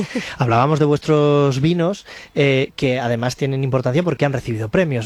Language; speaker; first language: Spanish; native; Spanish